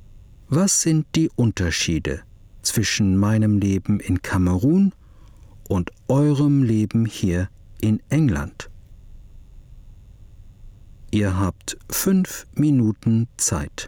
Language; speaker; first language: German; non-native, fluent; English